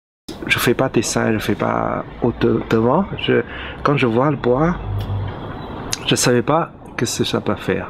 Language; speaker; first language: French; non-native, learner; Chinese